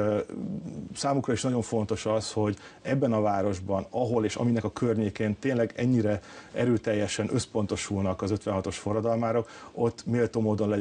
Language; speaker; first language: Hungarian; native; Hungarian